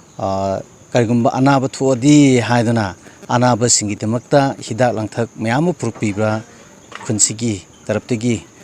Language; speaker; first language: Manipuri; non-native, local second language; Tangkhul Naga (India)